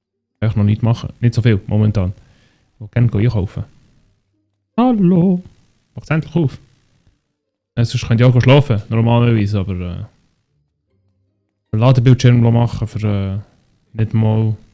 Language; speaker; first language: German; native; German